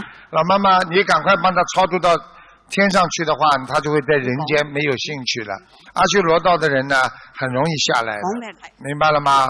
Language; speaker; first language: Chinese; native; Chinese